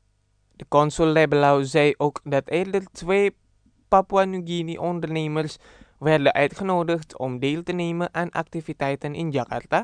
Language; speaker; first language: Dutch; non-native, fluent; Indonesian